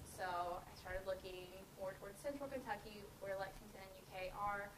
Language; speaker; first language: English; native; English